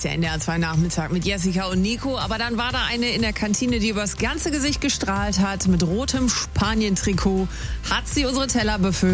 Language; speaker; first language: German; native; German